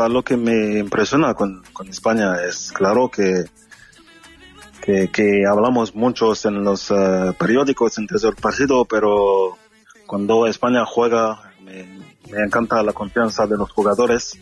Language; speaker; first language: Spanish; non-native, fluent; French